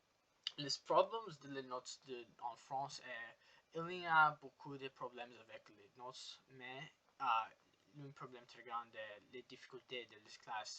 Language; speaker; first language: French; non-native, learner; English